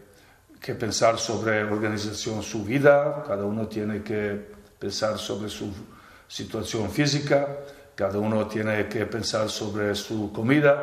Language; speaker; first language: Spanish; non-native, fluent; Serbian